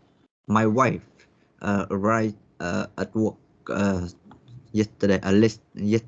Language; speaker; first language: English; non-native, learner; Vietnamese